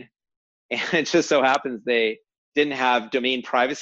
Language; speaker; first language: English; native; English